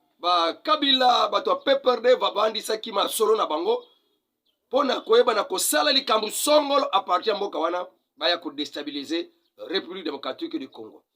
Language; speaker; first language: Lingala; non-native, local second language; Kongo